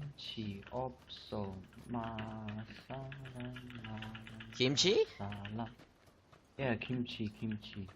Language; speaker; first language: Korean; non-native, learner; Chinese